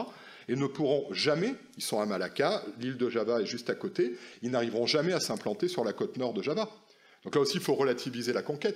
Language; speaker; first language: French; native; French